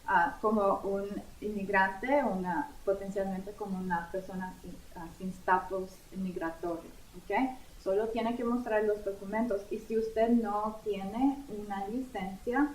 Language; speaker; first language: Spanish; non-native, fluent; English